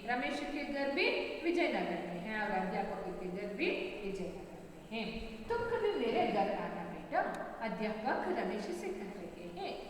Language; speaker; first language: Hindi; non-native, local second language; Kannada